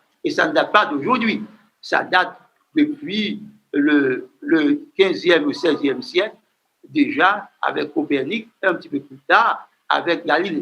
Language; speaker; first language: French; non-native, local second language; Haitian Creole